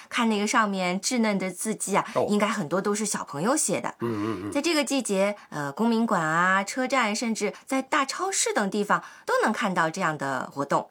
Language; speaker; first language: Chinese; native; Chinese